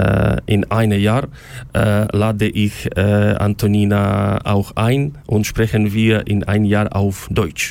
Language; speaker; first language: German; non-native, learner; Ukrainian